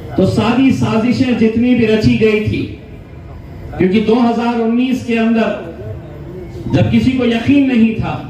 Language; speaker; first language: Urdu; native; Urdu